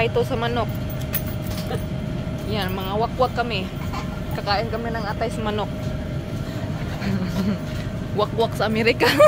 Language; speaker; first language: Filipino; non-native, local second language; Cebuano